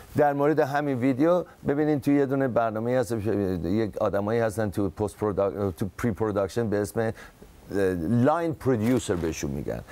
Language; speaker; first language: Persian; native; Persian